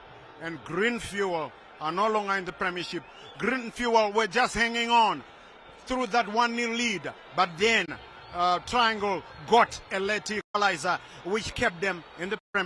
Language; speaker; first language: English; non-native, local second language; Shona